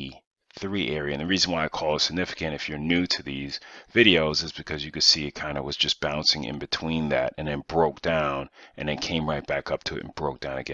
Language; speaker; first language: English; native; English